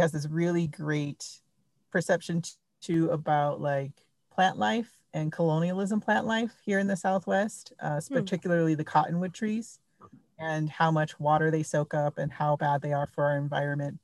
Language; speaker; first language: English; early bilingual, other home language; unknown